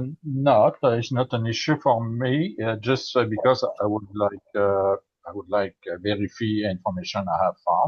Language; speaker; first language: English; non-native, learner; French